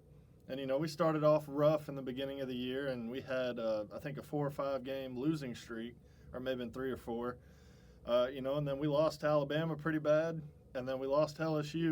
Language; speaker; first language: English; native; English